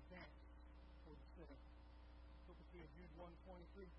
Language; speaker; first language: English; native; English